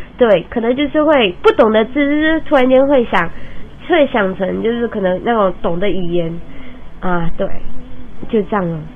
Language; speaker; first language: Chinese; native; Chinese